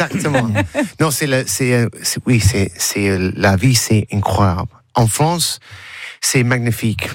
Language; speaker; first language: French; non-native, learner; English